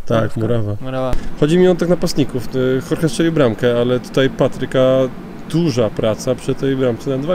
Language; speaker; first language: Polish; native; Polish